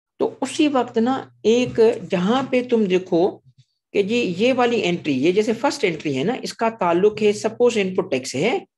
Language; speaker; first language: Urdu; non-native, local second language; Sindhi